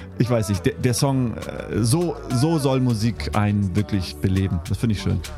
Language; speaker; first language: German; native; German